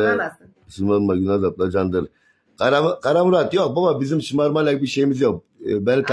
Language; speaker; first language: Turkish; native; Turkish